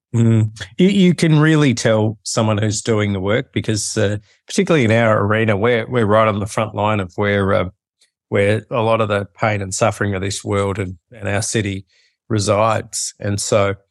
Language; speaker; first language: English; native; English